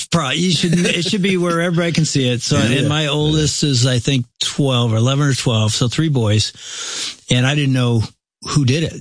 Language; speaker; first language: English; native; English